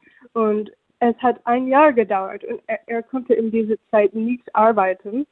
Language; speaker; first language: German; non-native, fluent; English